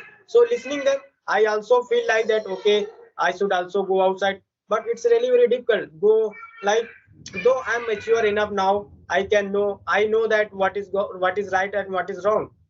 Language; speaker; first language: English; non-native, local second language; Hindi